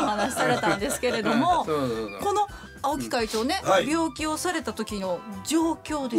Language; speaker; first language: Japanese; native; Japanese